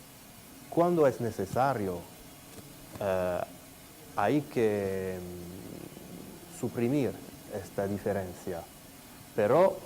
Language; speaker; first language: Spanish; non-native, fluent; French